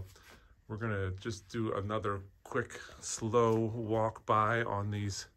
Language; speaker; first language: English; native; English